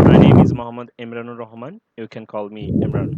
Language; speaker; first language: English; non-native, learner; Bangla